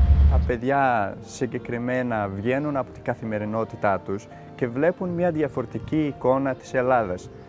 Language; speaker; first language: Greek; non-native, fluent; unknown